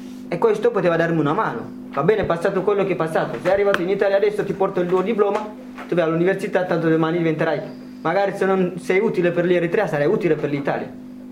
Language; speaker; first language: Italian; non-native, fluent; Tigrinya